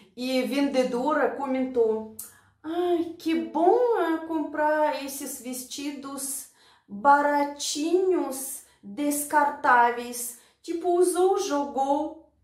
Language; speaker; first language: Portuguese; non-native, fluent; Russian